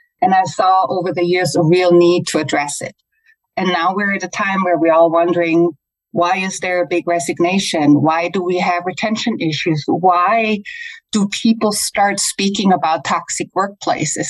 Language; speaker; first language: English; non-native, fluent; German